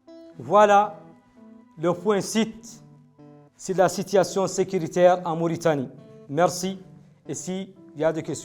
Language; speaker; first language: French; non-native, local second language; Arabic